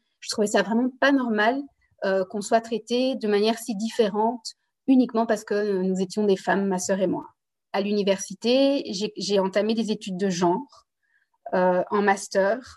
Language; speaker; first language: French; early bilingual, other home language; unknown